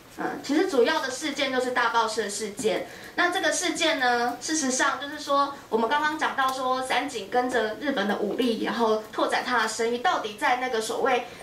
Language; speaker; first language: Chinese; native; Chinese